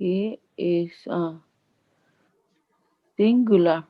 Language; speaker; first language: English; non-native, learner; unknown